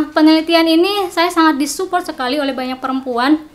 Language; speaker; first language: Indonesian; non-native, local second language; Sundanese